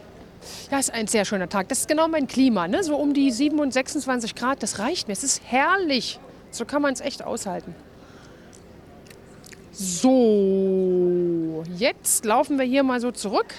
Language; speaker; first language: German; native; German